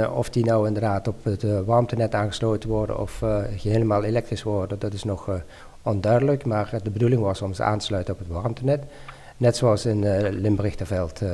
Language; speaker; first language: Dutch; native; Dutch